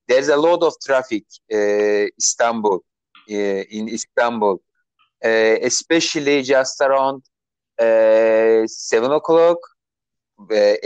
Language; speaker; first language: English; non-native, learner; Turkish